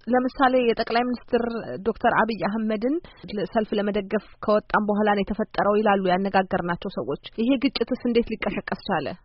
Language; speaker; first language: Amharic; native; Amharic